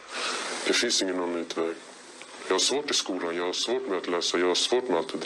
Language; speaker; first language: Swedish; early bilingual, other home language; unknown